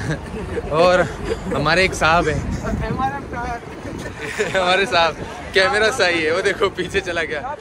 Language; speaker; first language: Hindi; native; Hindi